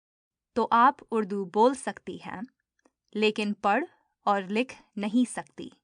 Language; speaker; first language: Hindi; early bilingual, heritage; Urdu